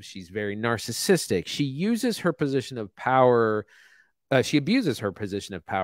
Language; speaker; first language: English; native; English